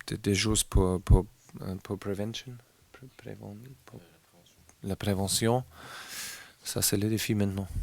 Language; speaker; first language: French; non-native, learner; German